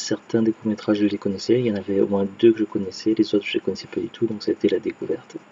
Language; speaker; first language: French; native; French